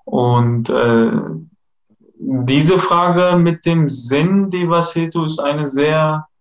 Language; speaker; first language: German; non-native, fluent; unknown